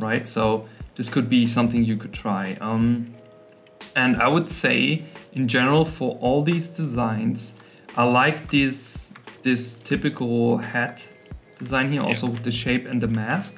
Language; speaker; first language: English; non-native, fluent; German